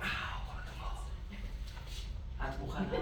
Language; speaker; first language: Hebrew; non-native, fluent; English